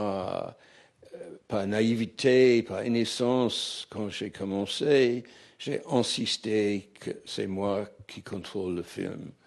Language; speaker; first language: French; non-native, fluent; English